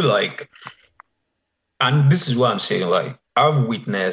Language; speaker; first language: English; non-native, local second language; Yoruba